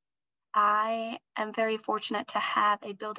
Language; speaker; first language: English; early bilingual, other home language; Somali